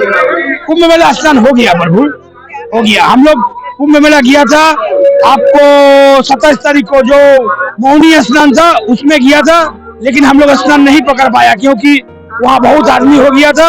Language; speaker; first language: Hindi; non-native, local second language; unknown